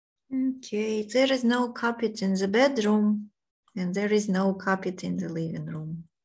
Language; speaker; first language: English; non-native, learner; Russian